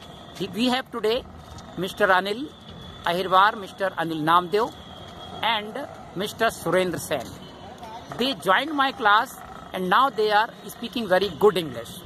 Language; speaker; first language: English; non-native, local second language; Hindi